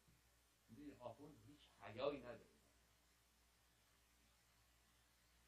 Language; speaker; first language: Persian; native; Persian